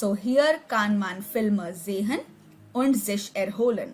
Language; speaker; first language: German; non-native, learner; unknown